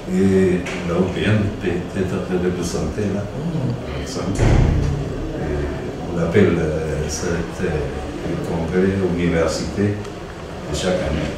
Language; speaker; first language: French; non-native, learner; Spanish